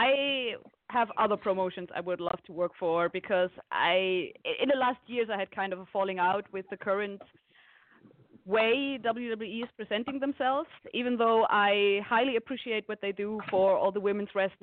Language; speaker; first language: English; non-native, fluent; German